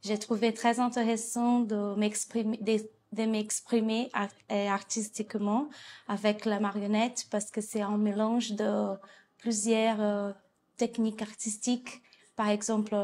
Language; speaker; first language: French; non-native, fluent; Portuguese